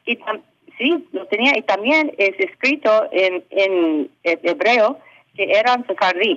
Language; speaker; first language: Spanish; early bilingual, heritage; English